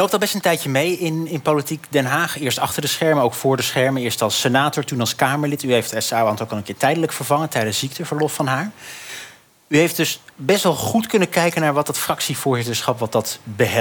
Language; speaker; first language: Dutch; native; Dutch